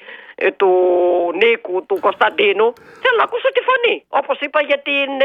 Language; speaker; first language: Greek; native; Greek